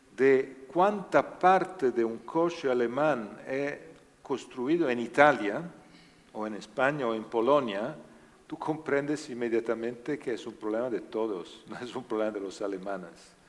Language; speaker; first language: Spanish; non-native, learner; Italian